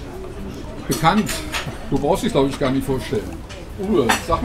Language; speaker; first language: German; native; German